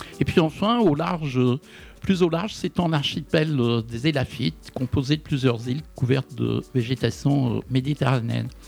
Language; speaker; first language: French; native; French